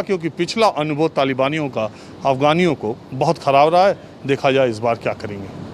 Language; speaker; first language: Hindi; native; Hindi